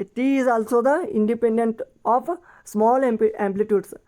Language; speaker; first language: English; non-native, local second language; Kannada